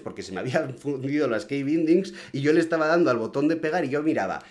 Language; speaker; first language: Spanish; native; Spanish